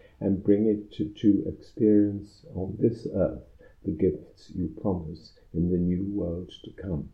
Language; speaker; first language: English; native; English